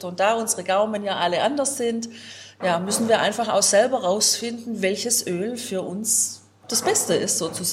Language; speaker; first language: German; native; German